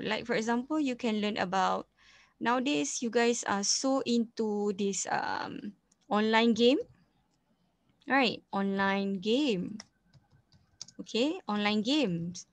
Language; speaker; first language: English; non-native, local second language; Malay